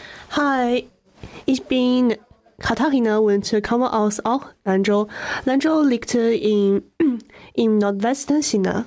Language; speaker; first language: German; non-native, learner; Chinese